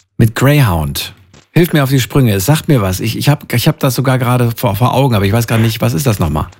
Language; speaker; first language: German; native; German